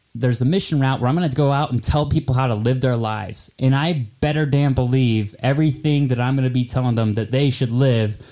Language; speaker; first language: English; native; English